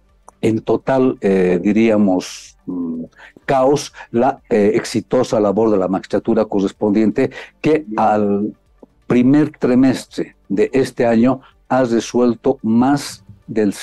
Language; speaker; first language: Spanish; native; Spanish